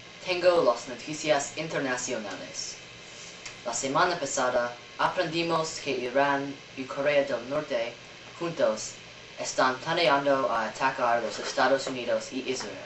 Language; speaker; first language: Spanish; non-native, learner; English